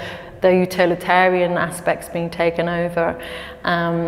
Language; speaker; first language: English; native; English